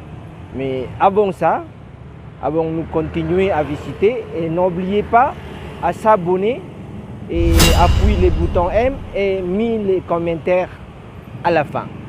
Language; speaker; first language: French; non-native, learner; Indonesian